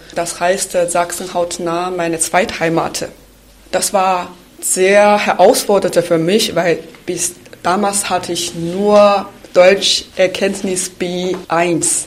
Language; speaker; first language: German; non-native, fluent; Chinese